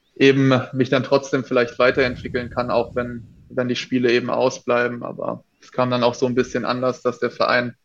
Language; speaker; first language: German; native; German